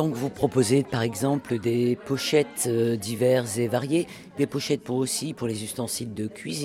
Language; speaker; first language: French; native; French